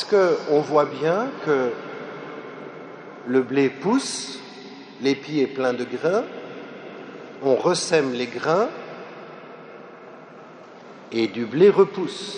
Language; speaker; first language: French; native; French